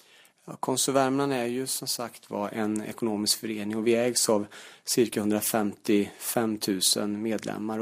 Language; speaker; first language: Swedish; native; Swedish